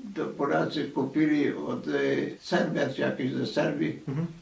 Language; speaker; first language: Polish; native; Polish